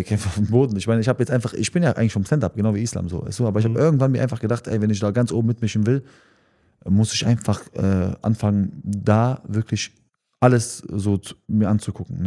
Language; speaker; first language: German; early bilingual, other home language; Chechen